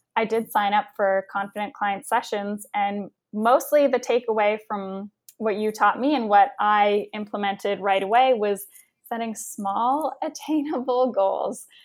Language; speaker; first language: English; native; English